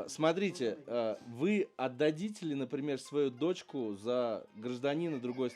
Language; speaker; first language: Russian; native; Russian